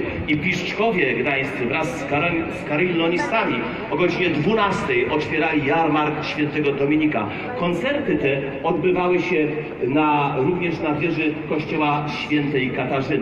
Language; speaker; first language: Polish; native; Polish